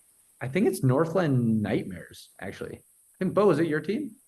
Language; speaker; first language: English; native; English